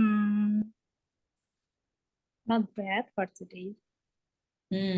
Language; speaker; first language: English; non-native, learner; Indonesian